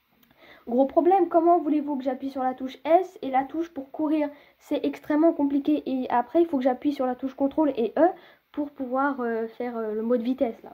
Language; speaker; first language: French; native; French